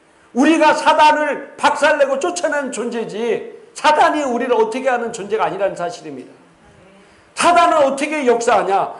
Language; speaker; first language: Korean; native; Korean